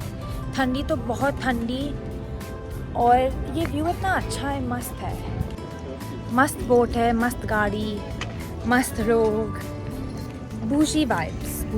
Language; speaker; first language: Hindi; non-native, local second language; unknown